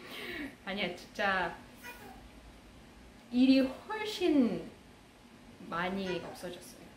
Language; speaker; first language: Korean; non-native, fluent; Russian